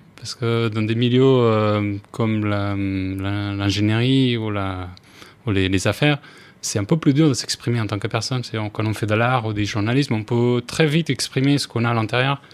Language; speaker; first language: French; non-native, fluent; Spanish